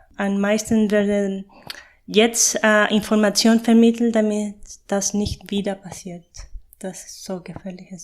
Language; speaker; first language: German; non-native, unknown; Spanish